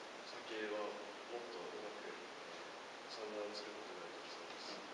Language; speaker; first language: Japanese; non-native, fluent; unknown